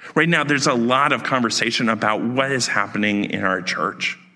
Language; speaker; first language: English; native; English